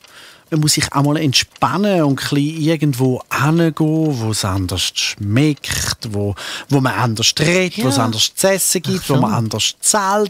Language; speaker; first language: German; native; German